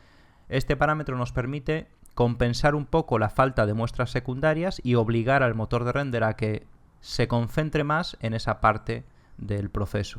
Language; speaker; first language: Spanish; native; Spanish